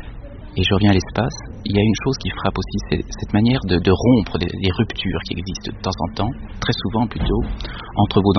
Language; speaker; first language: French; native; French